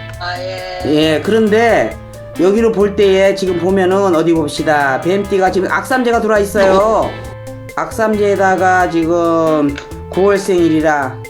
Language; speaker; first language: Korean; native; Korean